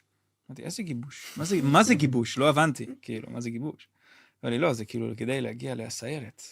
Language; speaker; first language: Hebrew; non-native, fluent; Dutch